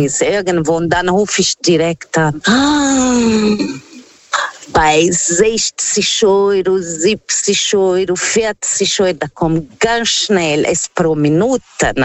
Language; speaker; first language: German; non-native, fluent; Portuguese